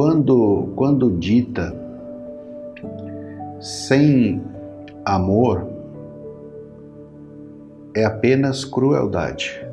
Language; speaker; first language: Portuguese; native; Portuguese